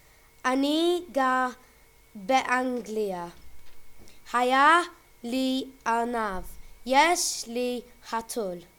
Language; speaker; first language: Hebrew; non-native, learner; English